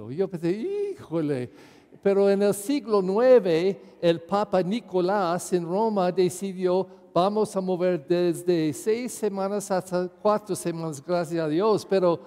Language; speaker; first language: Spanish; non-native, fluent; English